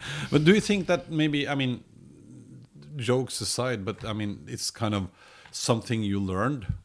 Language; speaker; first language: English; non-native, fluent; Norwegian